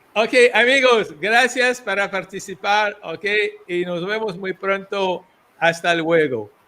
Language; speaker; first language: Spanish; non-native, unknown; English